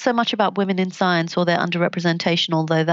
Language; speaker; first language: English; native; English